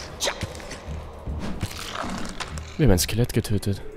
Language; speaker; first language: German; native; German